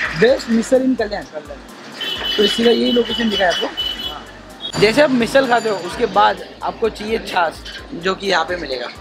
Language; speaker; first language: Hindi; non-native, local second language; Marathi